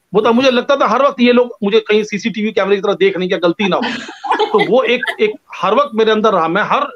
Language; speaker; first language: Hindi; non-native, local second language; Bangla